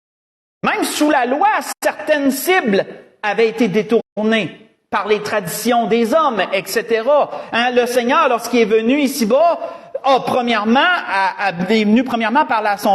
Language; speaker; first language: French; native; French